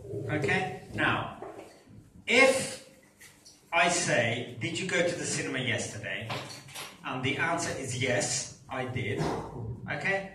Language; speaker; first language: English; non-native, fluent; Italian